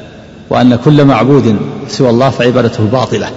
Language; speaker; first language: Arabic; native; Arabic